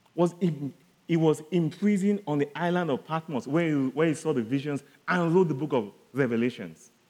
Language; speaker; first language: English; non-native, local second language; Yoruba